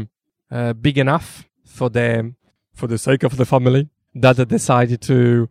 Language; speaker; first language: English; non-native, fluent; Italian